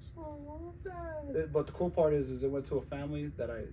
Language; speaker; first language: English; native; English